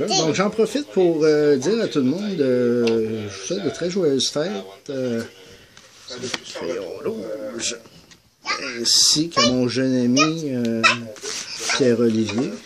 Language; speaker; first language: French; native; French